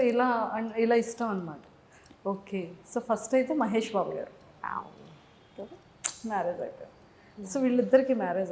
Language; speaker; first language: Telugu; native; Telugu